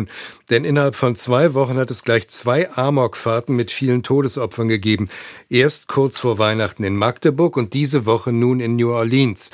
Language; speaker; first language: German; native; German